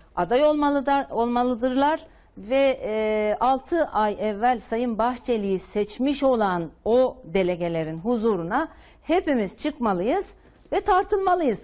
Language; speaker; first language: Turkish; native; Turkish